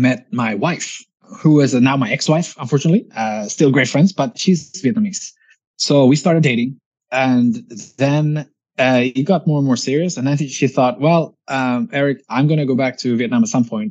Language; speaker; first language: English; non-native, fluent; Swedish